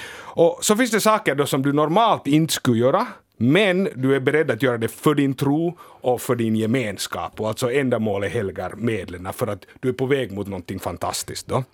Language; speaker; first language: Swedish; native; Swedish